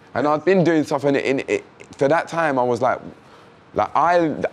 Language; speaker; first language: English; native; English